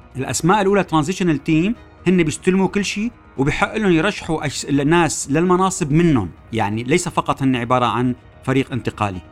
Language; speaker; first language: Arabic; native; Arabic